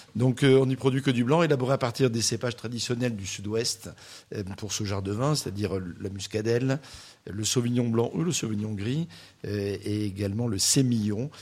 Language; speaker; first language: French; native; French